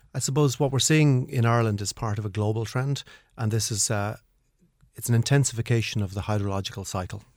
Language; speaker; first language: English; native; English